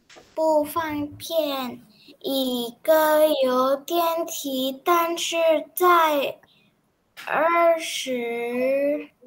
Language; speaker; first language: Chinese; non-native, learner; Indonesian